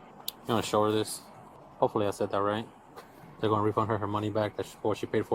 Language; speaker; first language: English; native; English